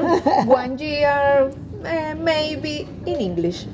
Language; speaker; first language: English; non-native, learner; Spanish